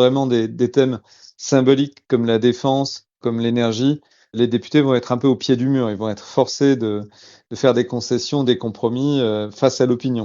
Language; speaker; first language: French; native; French